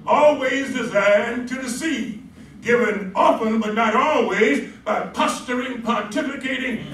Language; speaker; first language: English; native; English